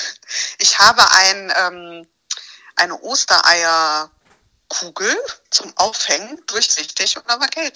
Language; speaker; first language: German; native; German